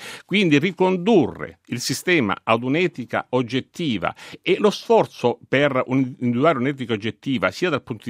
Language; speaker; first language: Italian; native; Italian